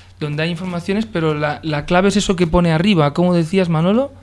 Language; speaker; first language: Spanish; native; Spanish